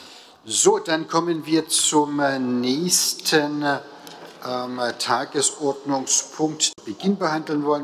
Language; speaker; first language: German; native; German